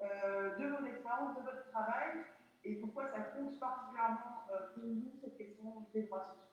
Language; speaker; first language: French; native; French